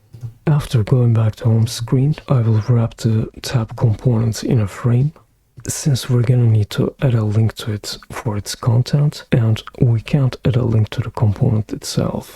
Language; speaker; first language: English; non-native, fluent; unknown